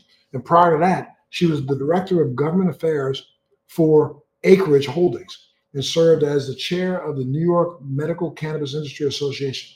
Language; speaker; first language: English; native; English